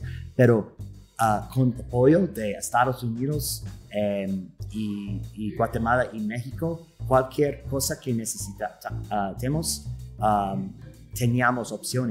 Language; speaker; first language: Spanish; non-native, fluent; English